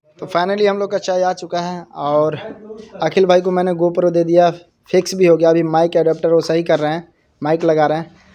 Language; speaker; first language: Hindi; non-native, local second language; Maithili